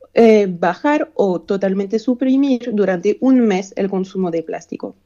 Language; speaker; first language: Spanish; non-native, fluent; French